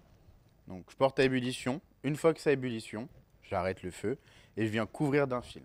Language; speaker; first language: French; native; French